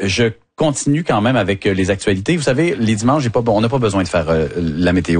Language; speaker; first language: French; native; French